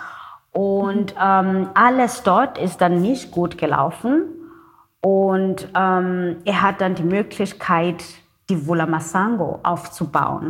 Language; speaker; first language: German; non-native, learner; Xhosa